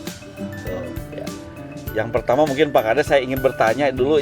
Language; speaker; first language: Indonesian; non-native, local second language; Sundanese